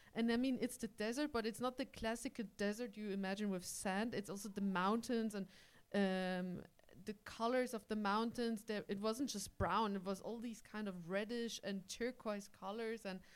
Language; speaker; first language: English; early bilingual, heritage; English